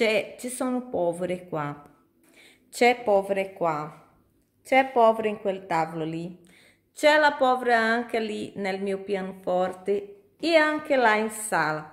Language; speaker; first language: Italian; non-native, fluent; Portuguese